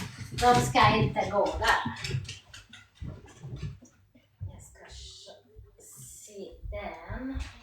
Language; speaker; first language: Swedish; non-native, learner; French